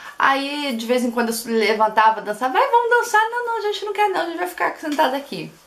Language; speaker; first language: Portuguese; native; Portuguese